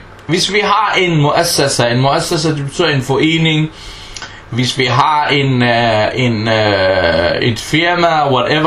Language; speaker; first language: Danish; non-native, fluent; Arabic